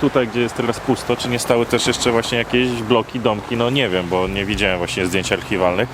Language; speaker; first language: Polish; native; Polish